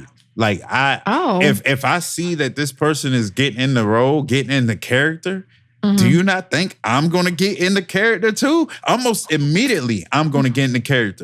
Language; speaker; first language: English; native; English